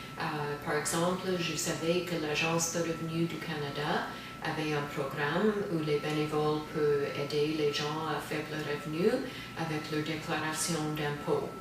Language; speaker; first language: French; non-native, fluent; English